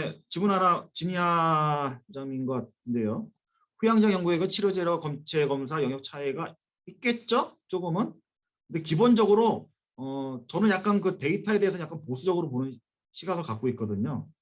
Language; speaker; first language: Korean; native; Korean